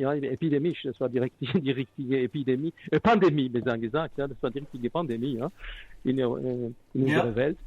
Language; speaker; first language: German; non-native, fluent; French